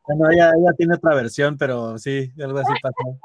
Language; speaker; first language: Spanish; native; Spanish